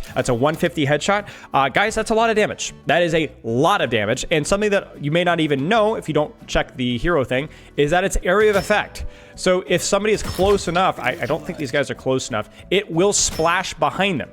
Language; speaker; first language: English; native; English